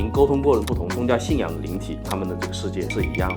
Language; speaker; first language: Chinese; native; Chinese